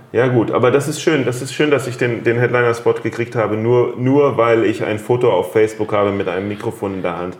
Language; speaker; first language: German; native; German